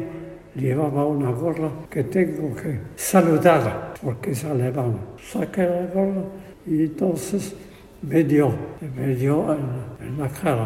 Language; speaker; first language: Spanish; non-native, fluent; Polish